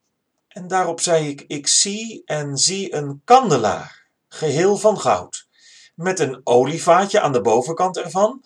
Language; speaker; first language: Dutch; native; Dutch